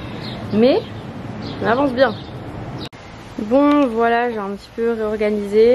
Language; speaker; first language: French; native; French